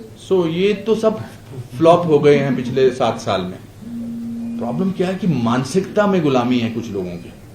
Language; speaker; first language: Hindi; native; Hindi